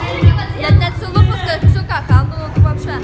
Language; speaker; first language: Lithuanian; native; Lithuanian